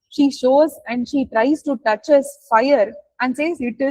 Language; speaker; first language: English; non-native, local second language; Tamil